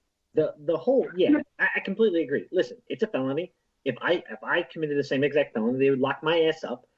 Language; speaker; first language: English; native; English